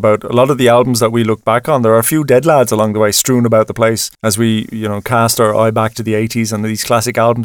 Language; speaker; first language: English; native; English